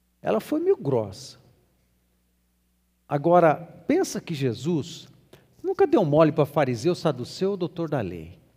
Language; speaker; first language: Portuguese; native; Portuguese